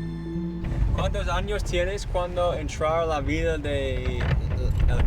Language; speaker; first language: Spanish; non-native, learner; English